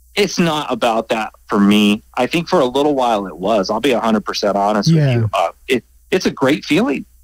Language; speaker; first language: English; native; English